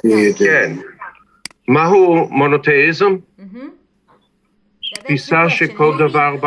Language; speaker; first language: Hebrew; non-native, fluent; English